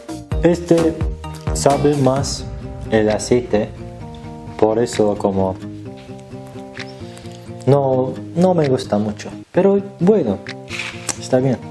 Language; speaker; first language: Spanish; non-native, learner; Turkish